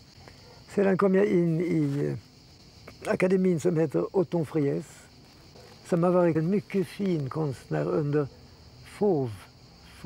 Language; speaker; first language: Swedish; early bilingual, heritage; Swedish